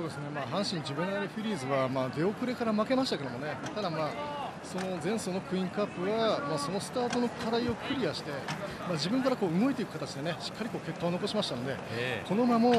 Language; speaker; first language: Japanese; native; Japanese